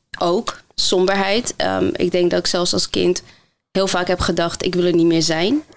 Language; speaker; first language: Dutch; early bilingual, other home language; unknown